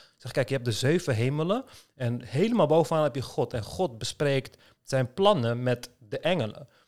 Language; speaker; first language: Dutch; early bilingual, other home language; Turkish